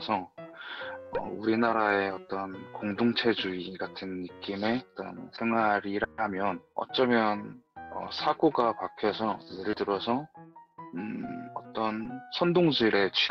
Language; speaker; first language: Korean; native; Korean